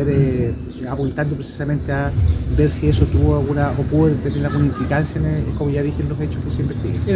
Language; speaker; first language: Spanish; native; Spanish